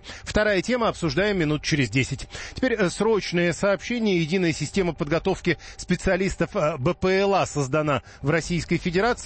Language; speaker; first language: Russian; native; Russian